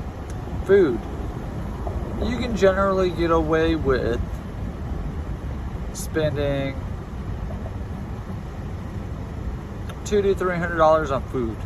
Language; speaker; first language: English; native; English